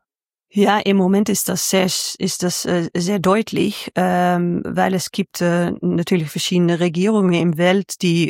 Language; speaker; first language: German; non-native, learner; Dutch